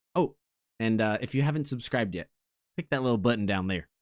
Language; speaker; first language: English; native; English